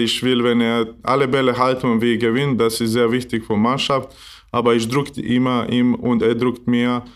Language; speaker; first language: German; non-native, learner; Bosnian